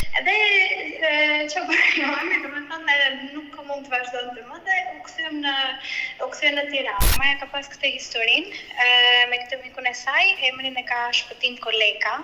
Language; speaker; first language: Albanian; early bilingual, heritage; Greek